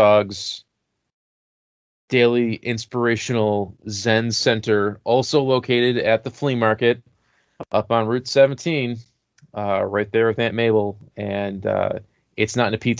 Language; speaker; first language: English; native; English